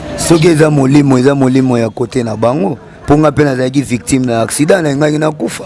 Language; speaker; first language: Lingala; non-native, local second language; Kongo